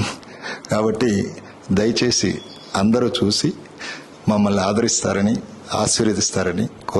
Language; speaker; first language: Telugu; native; Telugu